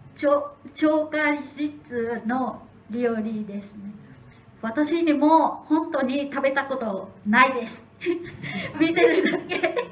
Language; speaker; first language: Japanese; non-native, learner; Vietnamese